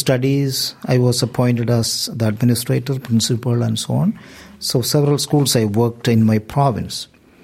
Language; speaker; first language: English; non-native, local second language; Malayalam